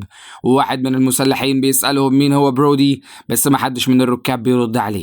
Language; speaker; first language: Arabic; native; Arabic